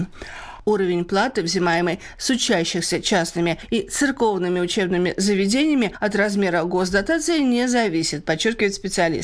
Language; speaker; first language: Russian; native; Russian